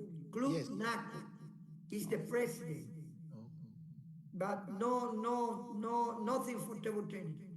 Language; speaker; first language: English; non-native, learner; Spanish